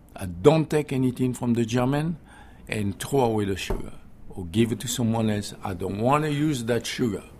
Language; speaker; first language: English; non-native, learner; French